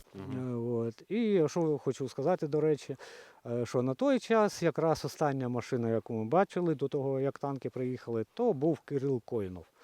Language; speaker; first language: Ukrainian; native; Ukrainian